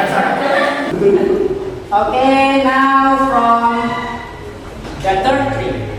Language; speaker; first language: English; non-native, fluent; Indonesian